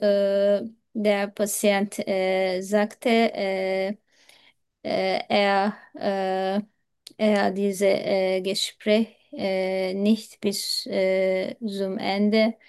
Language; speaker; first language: German; non-native, learner; Turkish